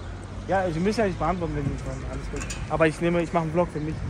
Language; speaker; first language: German; native; German